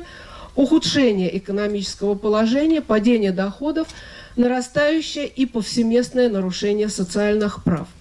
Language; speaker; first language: Russian; native; Russian